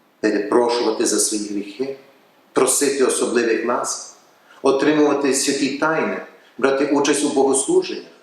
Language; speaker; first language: Ukrainian; early bilingual, heritage; Ukrainian